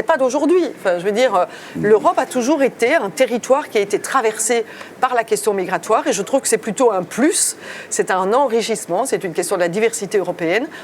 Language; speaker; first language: French; early bilingual, other home language; Italian